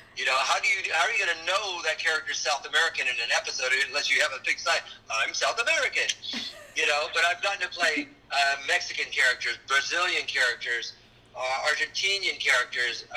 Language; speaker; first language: English; early bilingual, other home language; Spanish